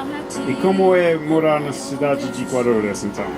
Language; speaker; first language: Portuguese; non-native, learner; English